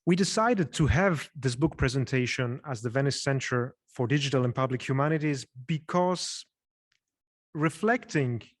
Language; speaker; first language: English; non-native, fluent; Italian